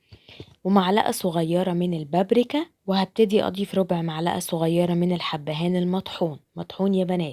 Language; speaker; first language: Arabic; native; Arabic